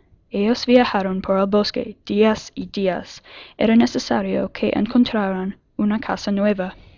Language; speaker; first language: Spanish; non-native, learner; English